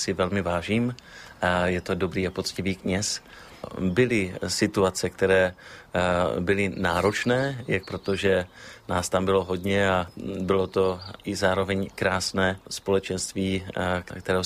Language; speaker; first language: Czech; native; Czech